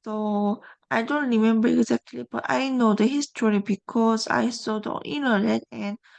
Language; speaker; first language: English; non-native, learner; Korean